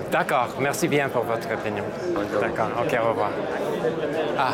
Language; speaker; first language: French; non-native, local second language; English